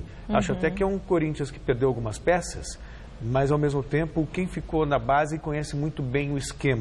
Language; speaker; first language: Portuguese; native; Portuguese